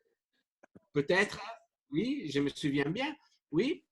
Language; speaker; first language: French; non-native, fluent; Italian